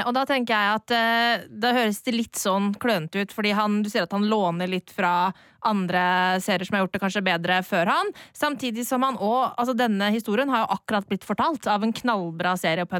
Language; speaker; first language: Norwegian; native; Norwegian